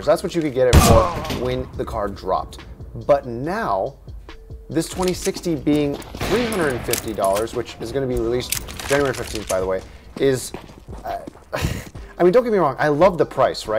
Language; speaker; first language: English; native; English